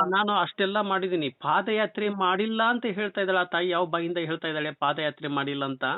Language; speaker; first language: Kannada; native; Kannada